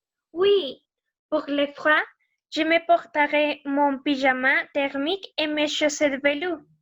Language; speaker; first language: French; non-native, learner; Spanish